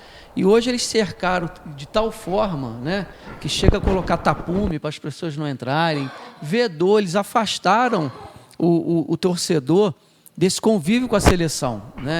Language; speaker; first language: Portuguese; native; Portuguese